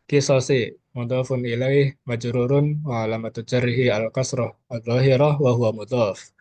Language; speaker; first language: Arabic; non-native, learner; Indonesian